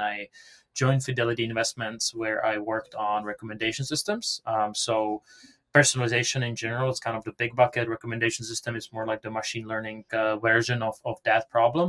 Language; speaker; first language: English; non-native, fluent; Czech